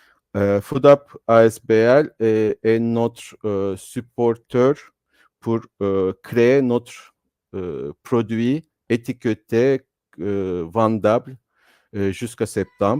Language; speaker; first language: French; non-native, fluent; Turkish